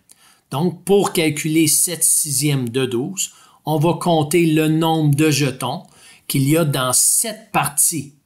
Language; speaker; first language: French; native; French